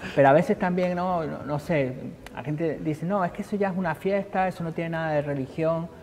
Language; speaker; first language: Spanish; native; Spanish